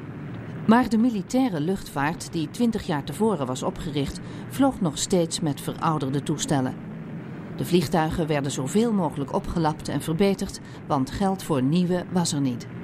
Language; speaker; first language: Dutch; native; Dutch